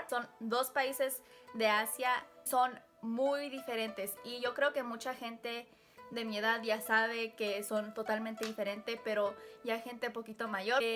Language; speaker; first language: Spanish; early bilingual, heritage; Spanish